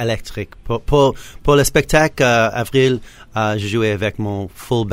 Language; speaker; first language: French; non-native, learner; English